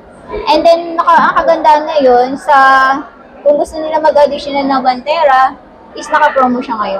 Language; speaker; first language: Filipino; native; Filipino